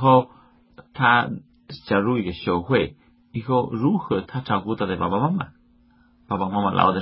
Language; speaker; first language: Chinese; non-native, fluent; Spanish